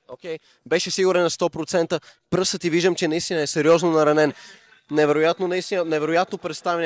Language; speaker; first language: Bulgarian; native; Bulgarian